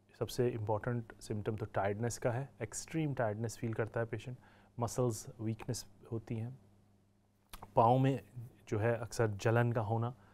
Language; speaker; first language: Urdu; native; Urdu